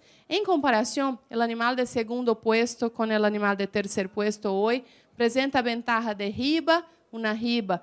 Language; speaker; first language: Spanish; non-native, fluent; Portuguese